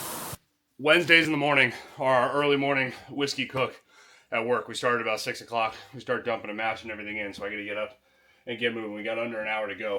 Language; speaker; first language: English; native; English